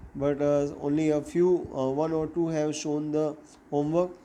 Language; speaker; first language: English; non-native, local second language; Gujarati